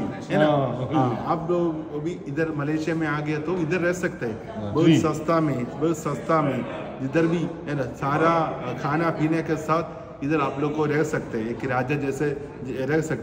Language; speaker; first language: Hindi; non-native, fluent; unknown